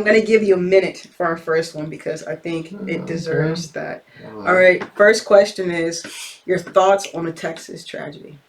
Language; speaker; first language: English; native; English